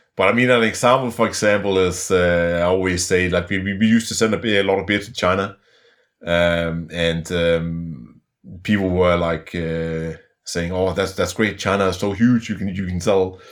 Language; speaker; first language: English; non-native, fluent; Danish